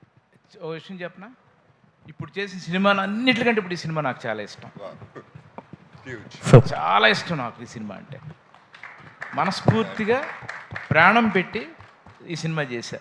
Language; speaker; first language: Telugu; native; Telugu